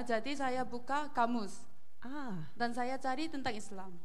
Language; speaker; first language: Indonesian; non-native, learner; Korean